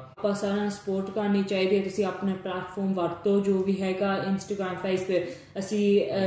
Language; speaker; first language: Punjabi; early bilingual, heritage; Punjabi